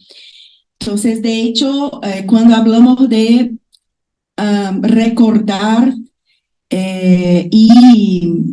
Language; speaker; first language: Spanish; non-native, fluent; Portuguese